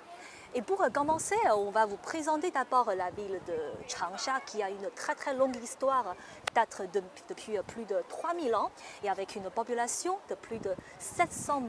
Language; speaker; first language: French; non-native, fluent; Chinese